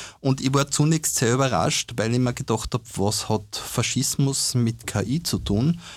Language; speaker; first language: German; native; German